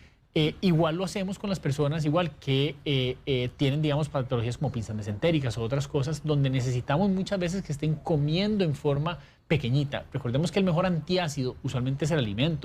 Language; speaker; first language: Spanish; native; Spanish